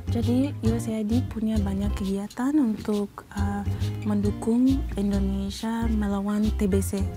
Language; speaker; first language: Indonesian; non-native, fluent; English